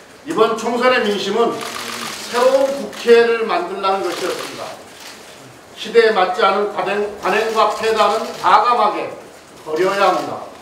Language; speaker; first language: Korean; native; Korean